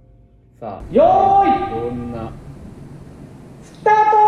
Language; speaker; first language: Japanese; native; Japanese